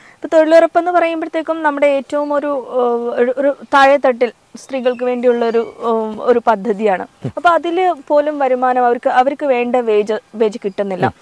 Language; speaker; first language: Malayalam; native; Malayalam